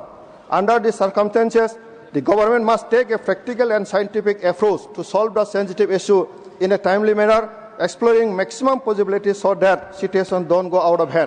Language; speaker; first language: English; non-native, local second language; Bodo